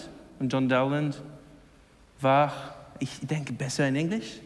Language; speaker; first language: German; non-native, learner; English